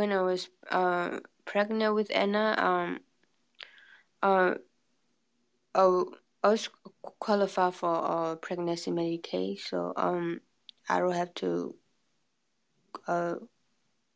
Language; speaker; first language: English; non-native, fluent; Burmese